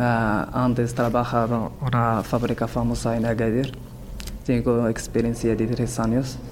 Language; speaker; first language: Spanish; non-native, learner; Berber languages